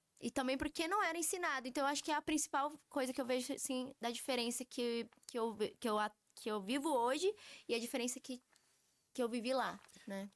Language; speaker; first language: Portuguese; early bilingual, heritage; Portuguese